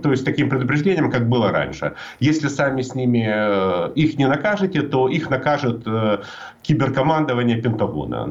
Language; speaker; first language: Russian; native; Russian